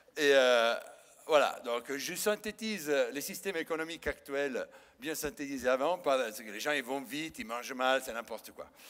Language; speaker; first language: French; non-native, fluent; Italian